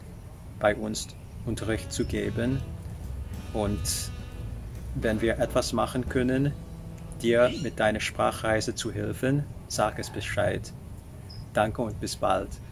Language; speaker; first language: German; non-native, fluent; English